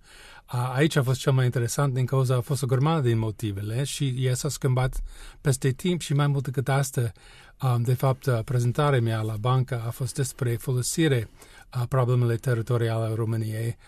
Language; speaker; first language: Romanian; non-native, learner; English